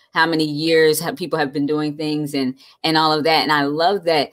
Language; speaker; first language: English; native; English